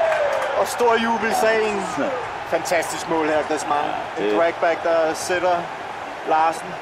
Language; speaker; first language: Danish; native; Danish